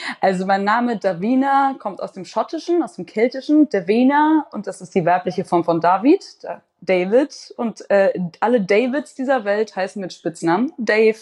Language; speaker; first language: German; native; German